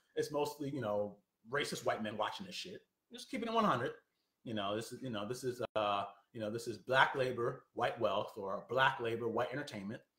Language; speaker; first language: English; native; English